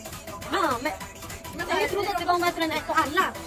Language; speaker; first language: Swedish; non-native, learner; Filipino